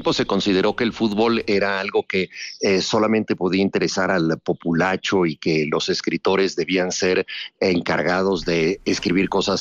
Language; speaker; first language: Spanish; native; Spanish